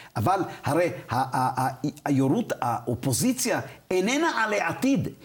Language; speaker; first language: Hebrew; early bilingual, other home language; Arabic